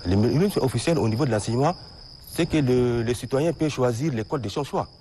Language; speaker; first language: French; non-native, local second language; Arabic